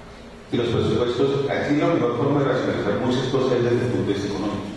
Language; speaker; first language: Spanish; native; Spanish